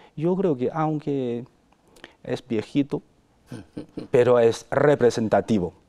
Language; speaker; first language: Spanish; non-native, fluent; Chinese